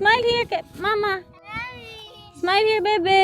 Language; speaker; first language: English; non-native, local second language; Filipino